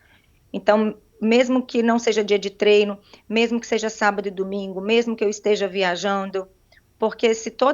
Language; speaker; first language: Portuguese; native; Portuguese